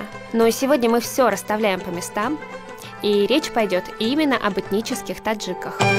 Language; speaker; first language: Russian; native; Russian